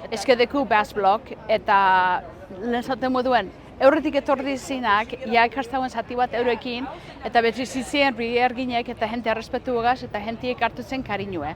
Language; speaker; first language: Basque; early bilingual, heritage; Basque